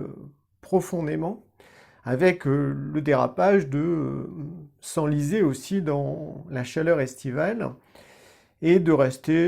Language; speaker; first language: French; native; French